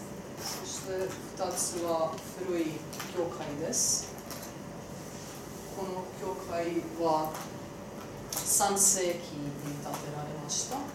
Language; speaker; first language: Japanese; non-native, learner; Croatian